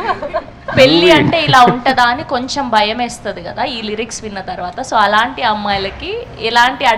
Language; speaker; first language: Telugu; native; Telugu